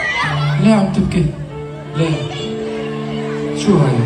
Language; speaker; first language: Arabic; native; Arabic